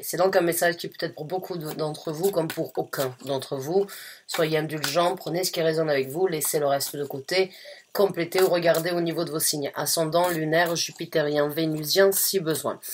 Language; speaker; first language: French; native; French